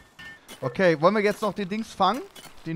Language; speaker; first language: German; native; German